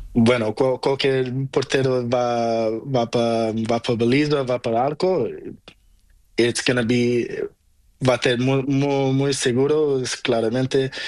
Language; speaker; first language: Spanish; non-native, learner; Portuguese